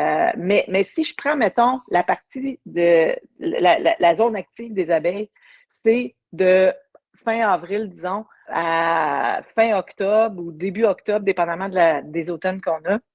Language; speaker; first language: French; native; French